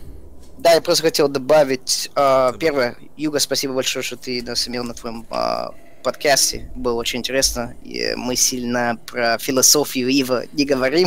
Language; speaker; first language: Russian; early bilingual, heritage; Russian